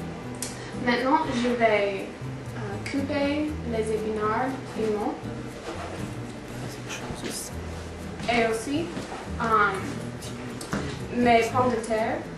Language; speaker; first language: French; non-native, learner; English